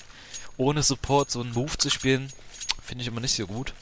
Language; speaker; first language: German; native; German